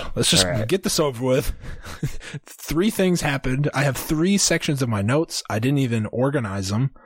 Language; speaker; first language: English; native; English